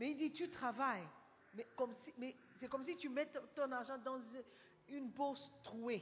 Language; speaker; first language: French; non-native, fluent; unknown